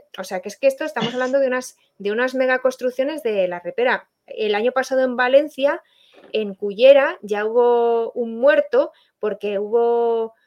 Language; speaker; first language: Spanish; native; Spanish